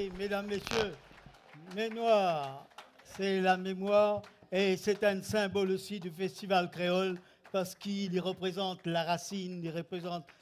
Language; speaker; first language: French; non-native, local second language; Morisyen